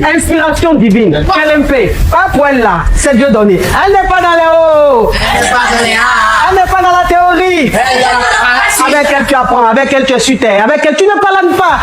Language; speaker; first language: French; non-native, local second language; Lingala